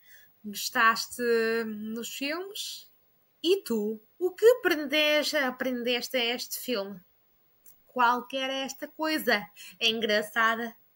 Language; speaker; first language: Portuguese; non-native, learner; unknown